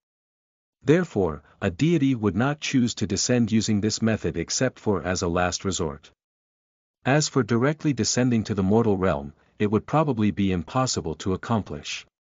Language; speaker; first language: English; native; English